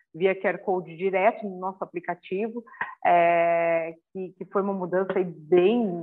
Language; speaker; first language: Portuguese; native; Portuguese